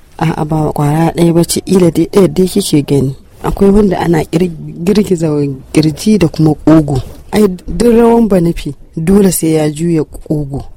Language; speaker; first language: Hausa; non-native, local second language; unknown